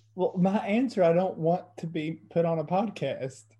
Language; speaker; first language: English; early bilingual, other home language; French